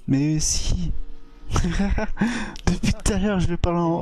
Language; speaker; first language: French; native; French